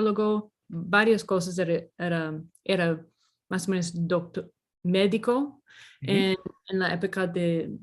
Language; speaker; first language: Spanish; non-native, learner; English